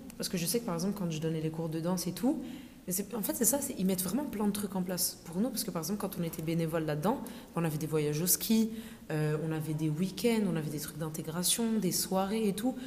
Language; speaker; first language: French; native; French